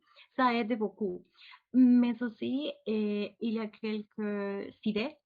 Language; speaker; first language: French; non-native, fluent; Spanish